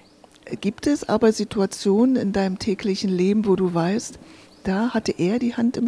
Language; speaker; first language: German; native; German